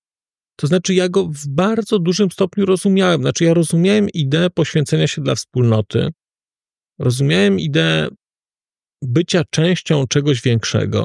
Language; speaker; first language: Polish; native; Polish